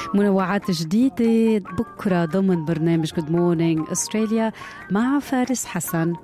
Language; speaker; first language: Arabic; native; Arabic